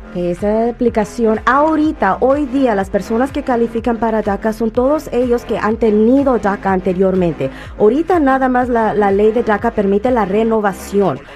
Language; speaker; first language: Spanish; native; Spanish